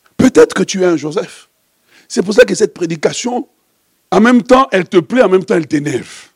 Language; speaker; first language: French; non-native, local second language; Lingala